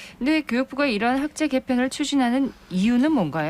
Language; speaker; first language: Korean; native; Korean